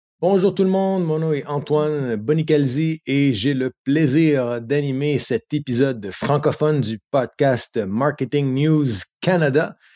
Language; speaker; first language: French; native; French